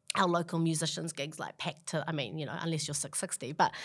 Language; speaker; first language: English; native; English